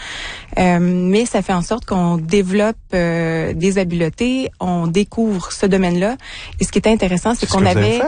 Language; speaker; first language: French; native; French